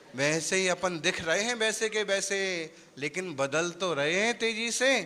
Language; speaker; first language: Hindi; non-native, local second language; Gujarati